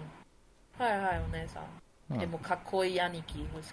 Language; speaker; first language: Japanese; non-native, learner; Spanish